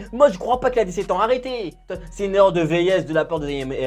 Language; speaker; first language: French; native; French